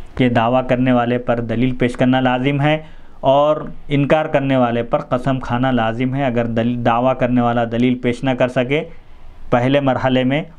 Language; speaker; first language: Urdu; native; Urdu